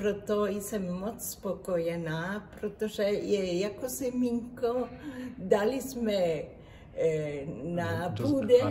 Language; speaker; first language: Czech; non-native, learner; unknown